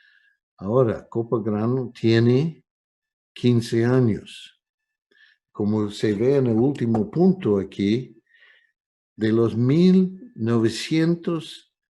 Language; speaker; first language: Spanish; non-native, fluent; English